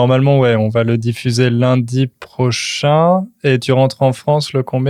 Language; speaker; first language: French; native; French